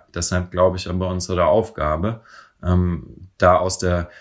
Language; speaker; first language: German; native; German